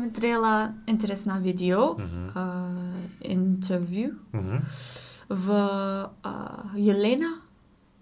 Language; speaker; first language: Russian; non-native, learner; English